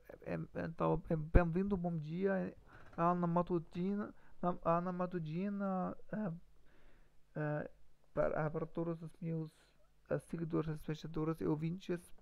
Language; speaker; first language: Portuguese; non-native, learner; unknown